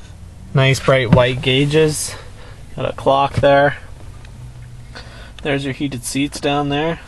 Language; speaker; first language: English; native; English